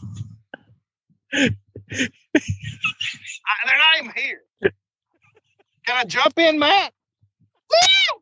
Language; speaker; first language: English; native; English